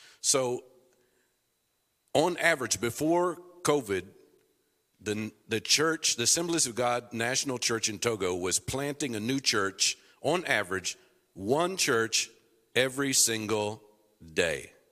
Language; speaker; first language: English; native; English